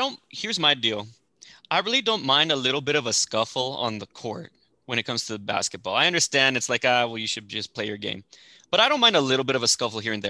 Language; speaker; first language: English; early bilingual, other home language; Spanish